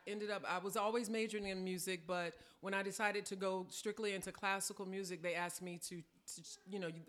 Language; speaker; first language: English; native; English